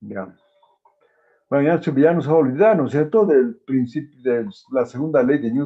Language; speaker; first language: Spanish; native; Spanish